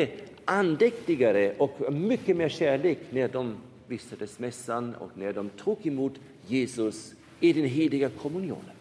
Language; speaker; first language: Swedish; non-native, fluent; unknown